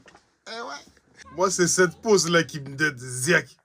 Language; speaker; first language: French; native; French